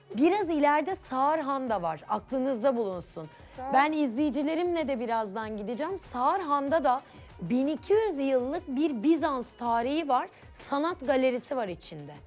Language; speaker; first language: Turkish; native; Turkish